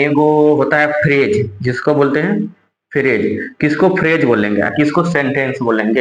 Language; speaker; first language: Hindi; non-native, local second language; Bhojpuri